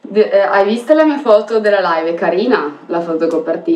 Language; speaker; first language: Italian; early bilingual, other home language; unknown